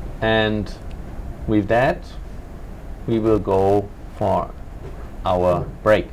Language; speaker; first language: English; non-native, fluent; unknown